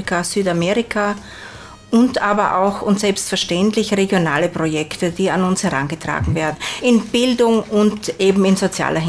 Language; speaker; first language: German; native; German